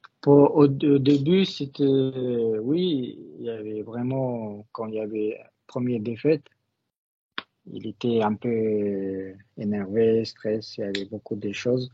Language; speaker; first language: French; non-native, learner; Russian